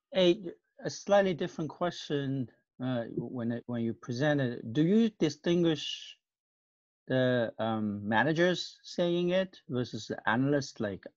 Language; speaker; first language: English; non-native, fluent; Chinese